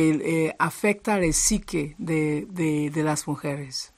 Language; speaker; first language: Spanish; non-native, fluent; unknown